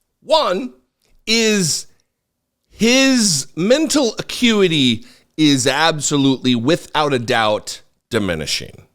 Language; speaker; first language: English; native; English